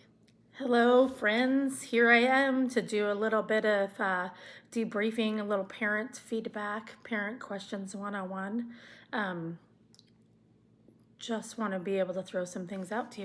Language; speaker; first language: English; native; English